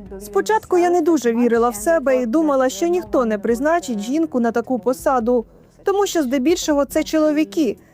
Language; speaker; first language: Ukrainian; native; Ukrainian